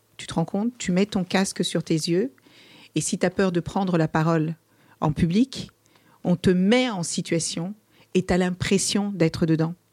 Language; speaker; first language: French; early bilingual, other home language; Kabuverdianu